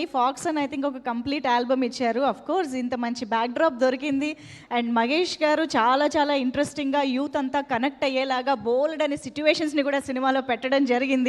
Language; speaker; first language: Telugu; native; Telugu